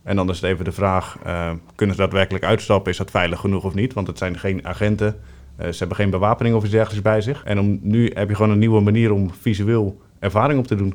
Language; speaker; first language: Dutch; native; Dutch